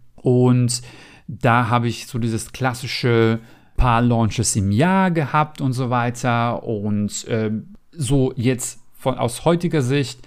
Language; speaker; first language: German; non-native, fluent; Macedonian